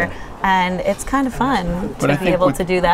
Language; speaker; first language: English; native; English